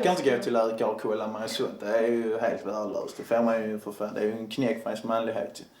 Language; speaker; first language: Swedish; native; Swedish